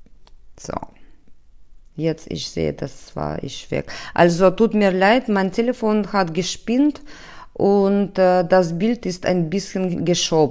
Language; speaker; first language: German; non-native, learner; Russian